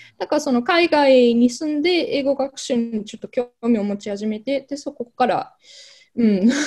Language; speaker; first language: Japanese; non-native, fluent; German